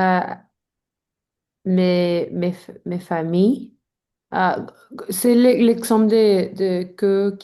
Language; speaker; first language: French; non-native, learner; English